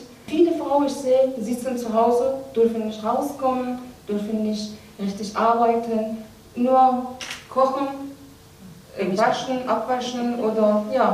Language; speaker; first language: German; non-native, learner; Persian